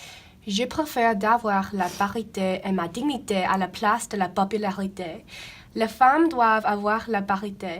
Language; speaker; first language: French; non-native, learner; English